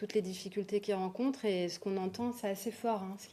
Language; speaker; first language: French; native; French